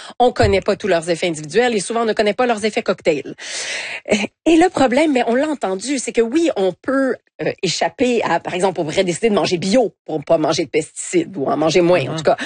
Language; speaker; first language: French; native; French